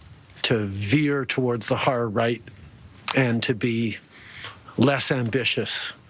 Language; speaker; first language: English; native; English